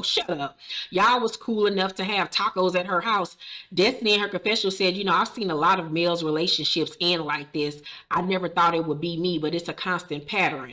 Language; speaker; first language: English; native; English